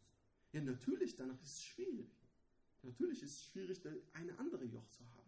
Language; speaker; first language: German; non-native, learner; Persian